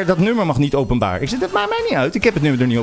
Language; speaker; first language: Dutch; native; Dutch